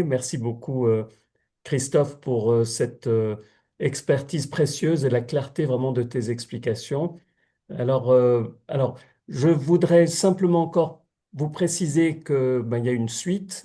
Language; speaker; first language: French; native; French